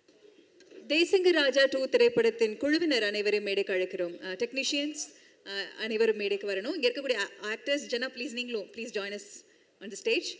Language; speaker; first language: Tamil; native; Tamil